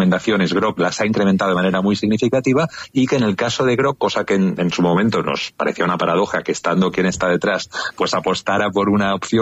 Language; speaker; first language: Spanish; native; Spanish